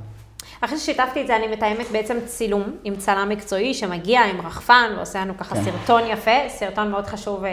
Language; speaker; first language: Hebrew; native; Hebrew